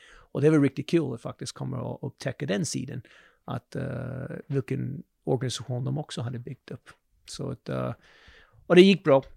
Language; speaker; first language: Swedish; non-native, fluent; English